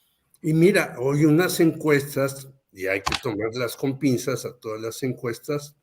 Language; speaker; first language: Spanish; native; Spanish